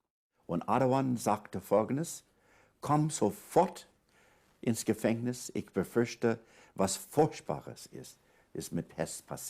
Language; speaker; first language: German; non-native, fluent; English